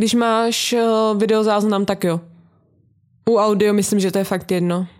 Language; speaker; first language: Czech; native; Czech